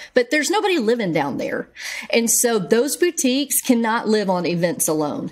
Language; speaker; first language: English; native; English